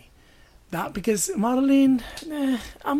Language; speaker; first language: English; non-native, fluent; Spanish